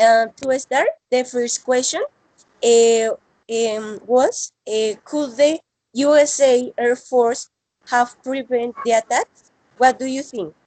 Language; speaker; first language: English; non-native, learner; Spanish